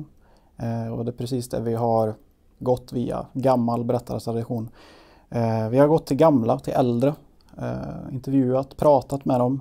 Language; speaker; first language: Swedish; native; Swedish